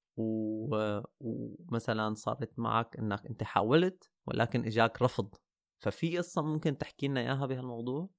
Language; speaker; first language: Arabic; native; Arabic